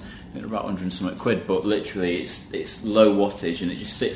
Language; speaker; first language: English; native; English